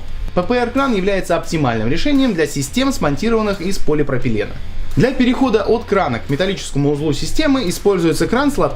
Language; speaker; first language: Russian; native; Russian